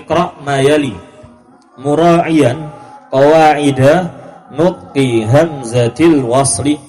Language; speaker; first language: Arabic; non-native, fluent; Indonesian